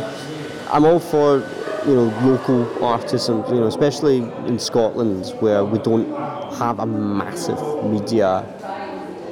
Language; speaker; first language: English; native; English